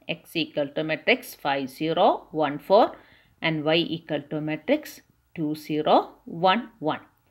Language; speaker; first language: English; non-native, local second language; Malayalam